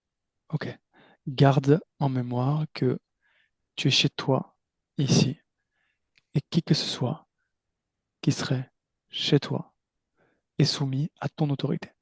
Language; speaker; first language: French; native; French